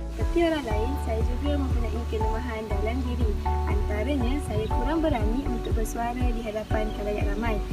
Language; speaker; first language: Malay; native; Malay